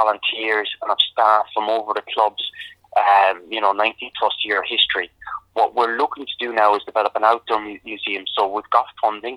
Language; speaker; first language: English; native; English